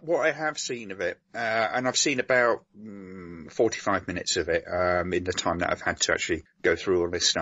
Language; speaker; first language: English; native; English